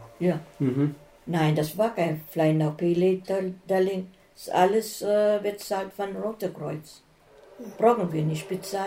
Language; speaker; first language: German; non-native, fluent; Filipino